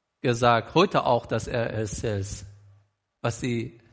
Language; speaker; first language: German; non-native, learner; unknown